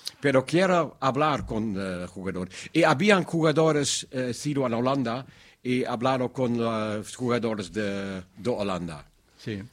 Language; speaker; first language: Spanish; non-native, learner; Dutch